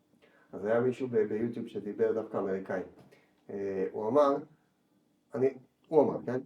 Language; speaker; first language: Hebrew; native; Hebrew